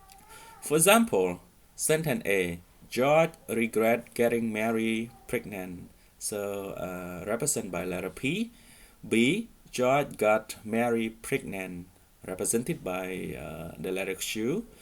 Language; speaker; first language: English; non-native, fluent; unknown